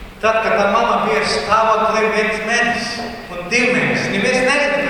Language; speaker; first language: Latvian; non-native, learner; Portuguese